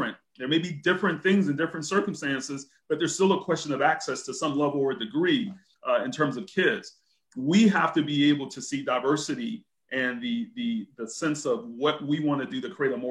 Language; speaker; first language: English; native; English